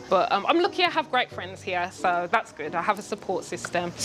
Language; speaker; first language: English; native; English